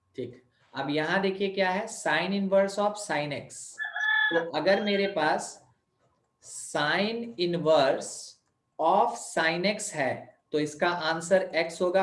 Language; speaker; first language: Hindi; native; Hindi